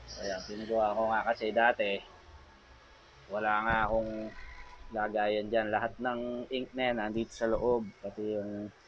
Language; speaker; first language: Filipino; native; Filipino